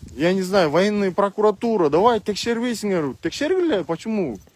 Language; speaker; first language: Russian; non-native, local second language; Kyrgyz